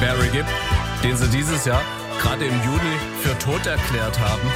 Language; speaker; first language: German; native; German